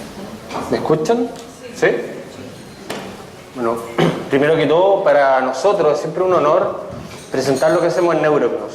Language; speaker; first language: Spanish; native; Spanish